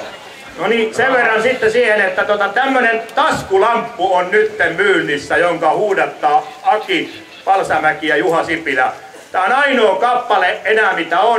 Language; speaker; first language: Finnish; native; Finnish